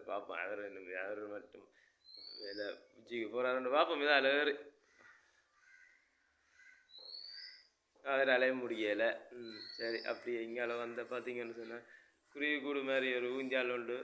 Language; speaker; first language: Tamil; native; Tamil